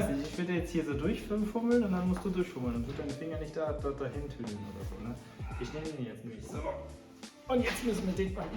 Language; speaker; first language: German; native; German